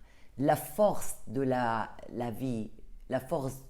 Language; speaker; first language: French; non-native, fluent; Arabic